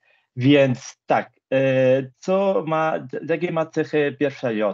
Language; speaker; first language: Polish; non-native, fluent; Spanish